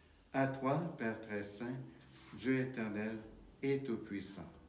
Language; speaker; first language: French; native; French